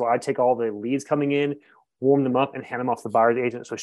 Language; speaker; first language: English; native; English